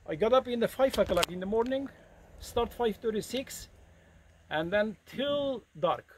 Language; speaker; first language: English; non-native, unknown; Kurdish